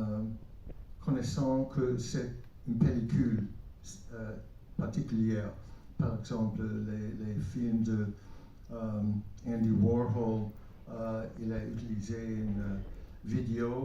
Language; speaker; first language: French; non-native, fluent; English